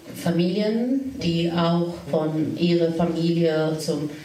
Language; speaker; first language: German; non-native, fluent; Turkish